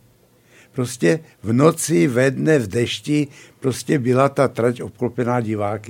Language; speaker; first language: Czech; native; Czech